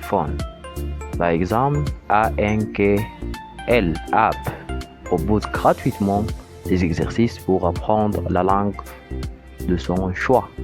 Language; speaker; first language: French; non-native, fluent; Arabic